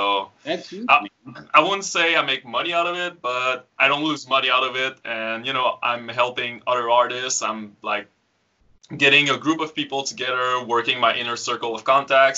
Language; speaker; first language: English; native; English